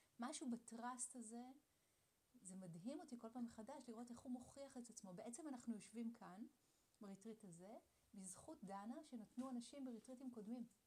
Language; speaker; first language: Hebrew; native; Hebrew